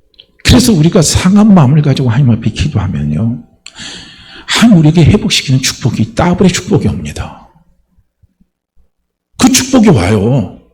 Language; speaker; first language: Korean; native; Korean